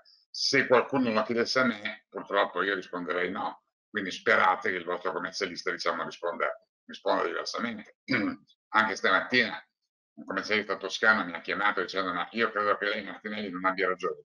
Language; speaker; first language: Italian; native; Italian